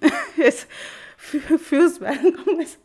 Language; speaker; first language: German; non-native, learner; Spanish